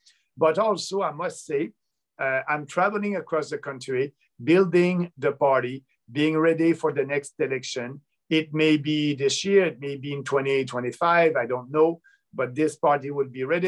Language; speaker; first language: English; non-native, local second language; French